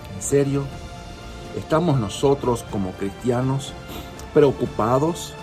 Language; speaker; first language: Spanish; early bilingual, heritage; Spanish